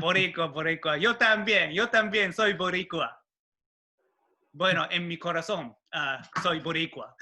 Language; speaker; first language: Spanish; non-native, learner; Japanese